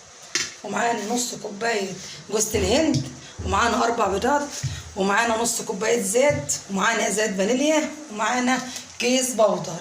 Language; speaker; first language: Arabic; native; Arabic